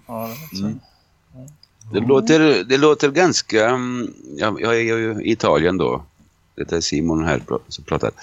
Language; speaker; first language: Swedish; non-native, fluent; Italian